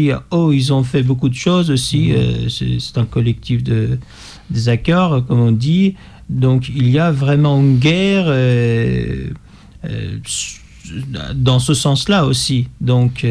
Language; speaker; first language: French; non-native, fluent; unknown